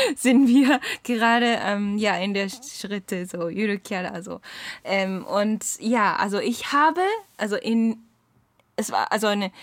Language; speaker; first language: German; non-native, learner; Japanese